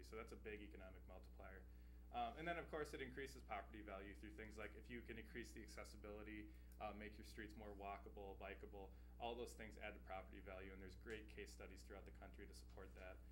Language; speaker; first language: English; native; English